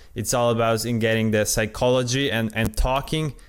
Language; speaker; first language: English; non-native, fluent; Polish